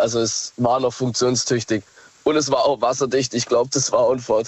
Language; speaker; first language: German; native; German